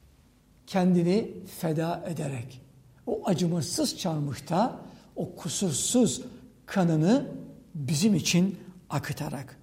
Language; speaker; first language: Turkish; native; Turkish